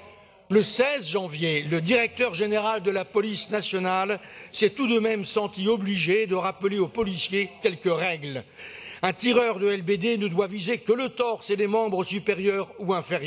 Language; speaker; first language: French; native; French